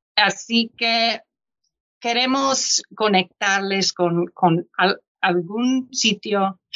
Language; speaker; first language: Spanish; non-native, fluent; English